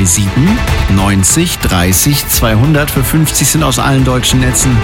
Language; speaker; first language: German; native; German